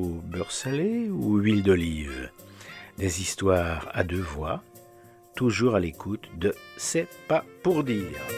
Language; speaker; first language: French; native; French